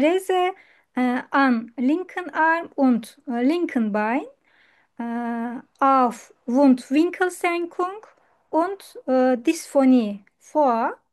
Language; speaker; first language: German; non-native, learner; Turkish